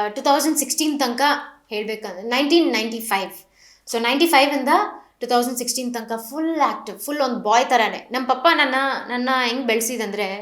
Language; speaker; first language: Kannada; non-native, local second language; Malayalam